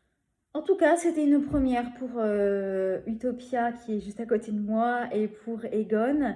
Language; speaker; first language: French; native; French